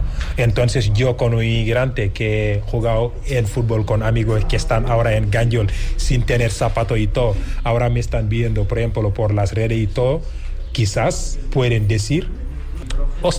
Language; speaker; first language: Spanish; non-native, fluent; Wolof